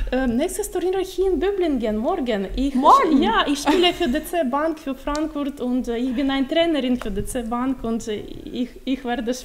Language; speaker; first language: German; non-native, learner; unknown